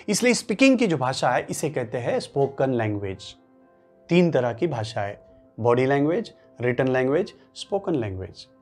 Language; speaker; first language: Hindi; non-native, local second language; Marathi